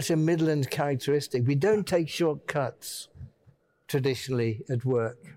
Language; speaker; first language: English; native; English